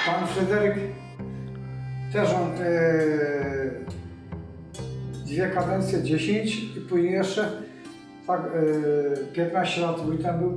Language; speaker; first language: Polish; early bilingual, heritage; Polish